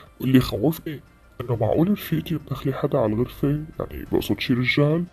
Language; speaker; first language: Arabic; native; Arabic